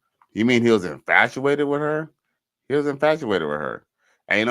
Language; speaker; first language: English; native; English